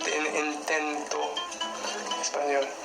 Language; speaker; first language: Spanish; non-native, learner; English